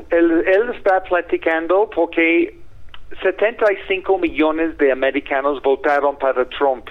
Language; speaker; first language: Spanish; non-native, fluent; English